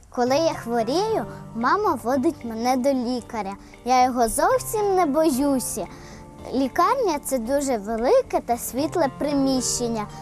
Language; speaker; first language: Ukrainian; native; Ukrainian